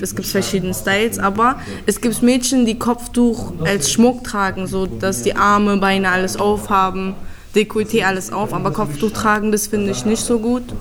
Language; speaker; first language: German; early bilingual, other home language; Turkish